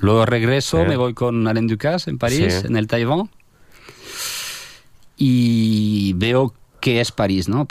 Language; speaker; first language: Spanish; non-native, fluent; French